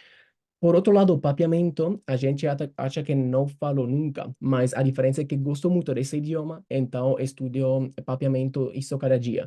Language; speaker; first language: Portuguese; non-native, fluent; Italian